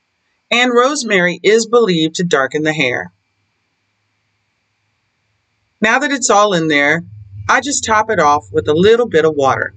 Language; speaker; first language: English; native; English